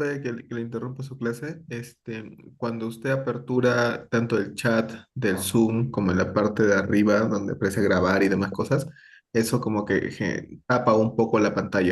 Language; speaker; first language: Spanish; native; Spanish